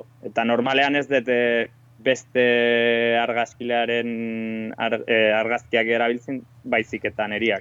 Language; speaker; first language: Basque; non-native, local second language; Spanish